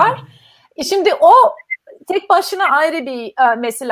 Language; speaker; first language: Turkish; non-native, fluent; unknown